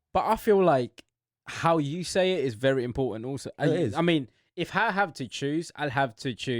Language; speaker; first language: English; native; English